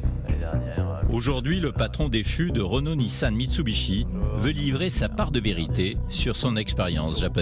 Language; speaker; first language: French; native; French